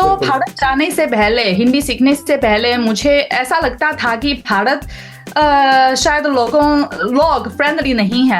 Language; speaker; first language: Hindi; non-native, learner; Chinese